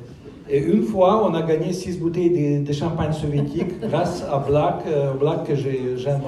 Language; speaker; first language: French; non-native, fluent; Russian